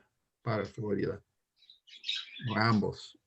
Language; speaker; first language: Spanish; non-native, learner; English